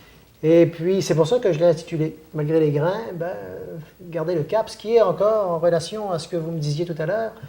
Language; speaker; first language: French; native; French